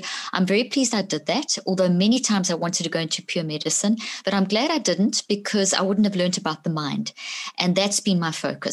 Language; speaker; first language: English; native; English